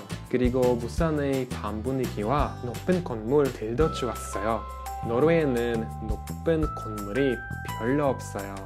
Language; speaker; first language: Korean; non-native, learner; Norwegian